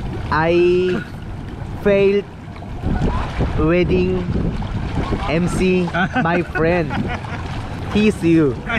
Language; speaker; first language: English; non-native, learner; Korean